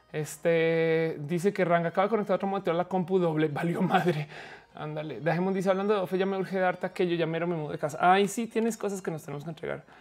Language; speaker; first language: Spanish; native; Spanish